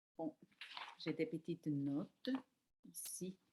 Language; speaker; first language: French; non-native, learner; English